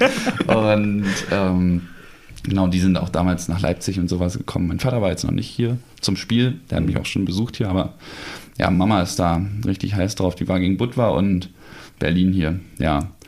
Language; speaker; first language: German; native; German